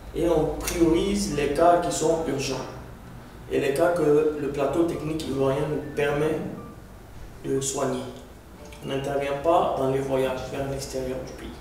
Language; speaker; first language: French; non-native, local second language; Arabic